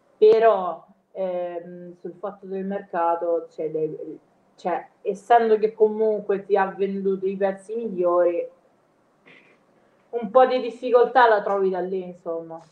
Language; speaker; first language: Italian; native; Italian